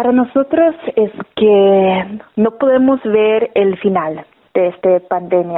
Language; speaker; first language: Spanish; non-native, fluent; English